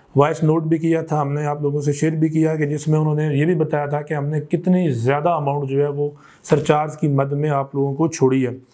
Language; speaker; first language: Urdu; non-native, local second language; Punjabi